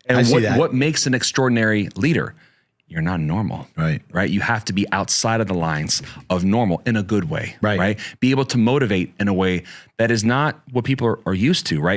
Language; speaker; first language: English; native; English